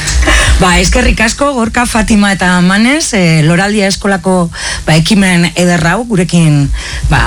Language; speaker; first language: Basque; native; Basque